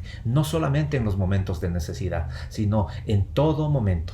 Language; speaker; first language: Spanish; native; Spanish